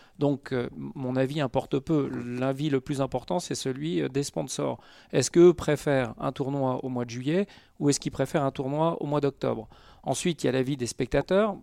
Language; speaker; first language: French; native; French